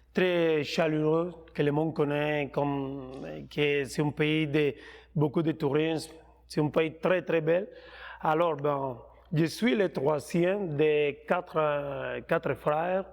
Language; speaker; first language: French; non-native, fluent; Spanish